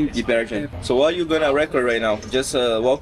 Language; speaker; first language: English; non-native, learner; Portuguese